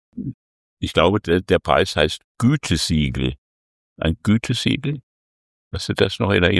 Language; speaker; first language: German; native; German